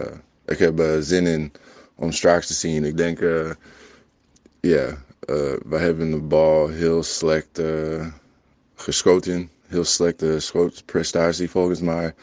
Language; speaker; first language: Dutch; non-native, learner; English